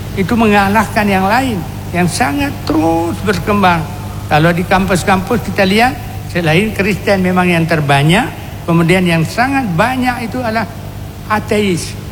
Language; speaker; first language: Indonesian; non-native, local second language; Achinese